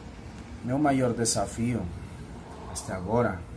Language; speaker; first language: Portuguese; non-native, learner; Spanish